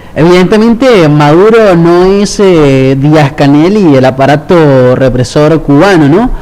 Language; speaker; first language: Spanish; native; Spanish